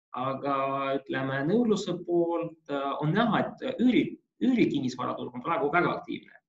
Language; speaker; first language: Estonian; non-native, local second language; Russian